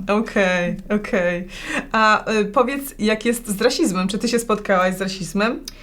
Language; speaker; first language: Polish; native; Polish